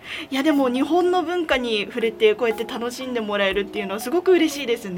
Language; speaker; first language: Japanese; native; Japanese